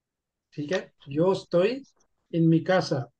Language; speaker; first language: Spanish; non-native, fluent; Urdu